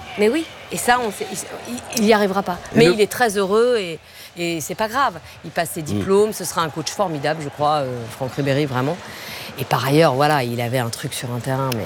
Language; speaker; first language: French; early bilingual, other home language; Italian